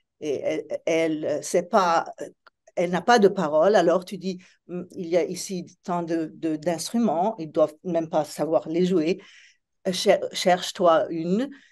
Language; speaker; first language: French; non-native, fluent; Italian